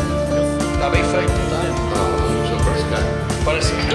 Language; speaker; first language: Portuguese; native; Portuguese